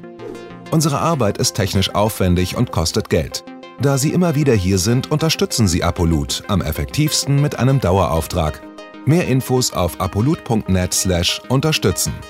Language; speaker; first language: German; native; German